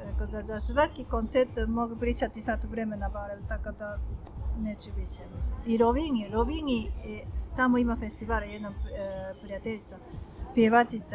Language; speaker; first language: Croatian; non-native, learner; Japanese